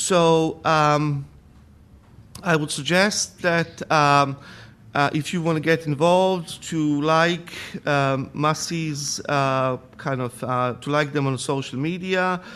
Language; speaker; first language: English; non-native, fluent; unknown